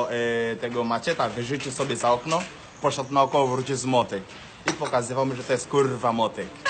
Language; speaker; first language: Polish; non-native, learner; Swahili